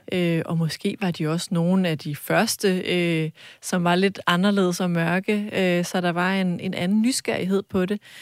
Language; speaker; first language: Danish; early bilingual, other home language; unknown